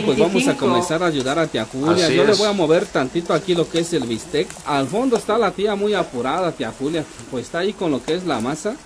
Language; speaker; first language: Spanish; native; Spanish